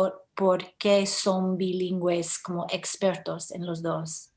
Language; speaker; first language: Spanish; early bilingual, heritage; English